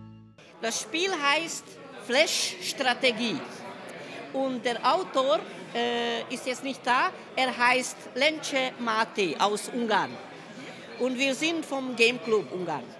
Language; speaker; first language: German; non-native, fluent; Hungarian